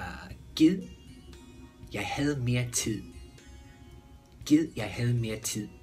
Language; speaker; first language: Danish; non-native, fluent; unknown